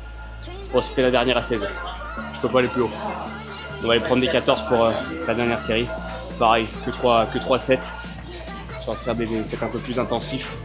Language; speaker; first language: French; native; French